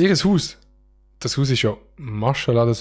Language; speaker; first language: German; native; German